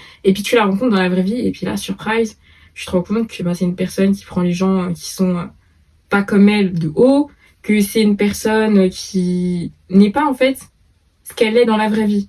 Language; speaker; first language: French; native; French